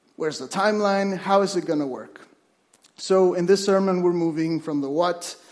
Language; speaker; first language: English; non-native, fluent; Spanish